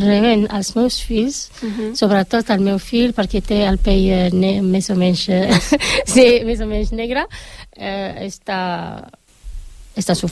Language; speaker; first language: Catalan; non-native, learner; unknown